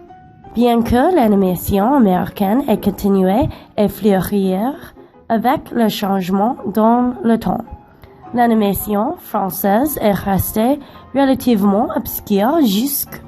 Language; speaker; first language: French; non-native, learner; English